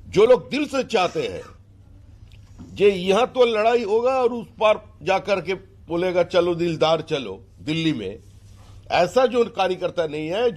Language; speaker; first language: Hindi; non-native, local second language; Bangla